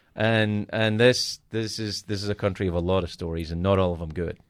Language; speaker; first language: English; native; English